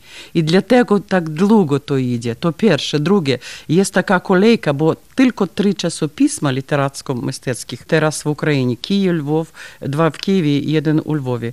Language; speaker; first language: Polish; non-native, learner; Ukrainian